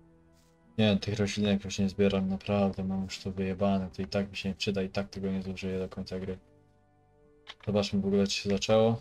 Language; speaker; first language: Polish; native; Polish